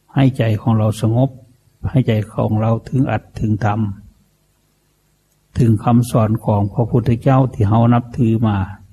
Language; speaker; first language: Thai; native; Thai